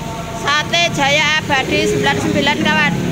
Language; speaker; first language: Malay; non-native, local second language; Javanese